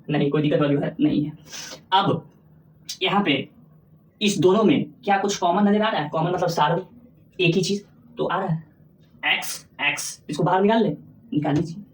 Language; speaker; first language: Hindi; native; Hindi